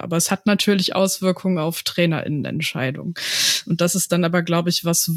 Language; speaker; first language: German; native; German